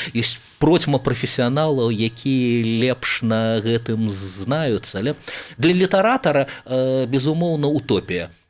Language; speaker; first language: Belarusian; native; Belarusian